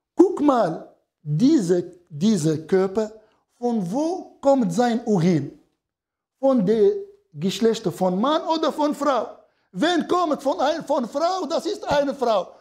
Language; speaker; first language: German; non-native, learner; Arabic